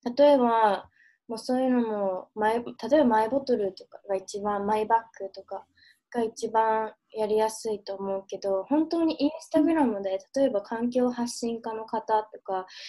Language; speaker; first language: Japanese; early bilingual, heritage; Japanese